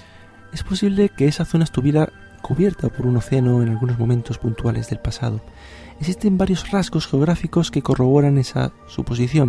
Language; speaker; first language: Spanish; native; Spanish